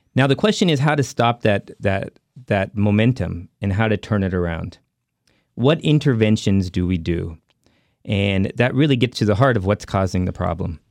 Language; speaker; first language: English; early bilingual, other home language; Hindi